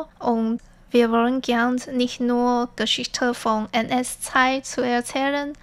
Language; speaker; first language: German; non-native, fluent; Chinese